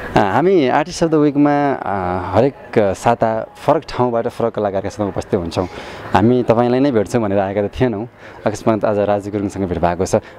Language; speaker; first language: Nepali; native; Nepali